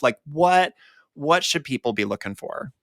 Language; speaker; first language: English; native; English